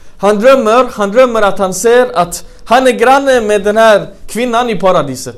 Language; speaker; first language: Swedish; non-native, fluent; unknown